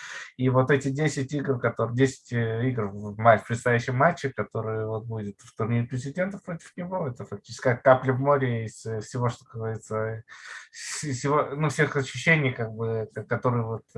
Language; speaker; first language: Russian; native; Russian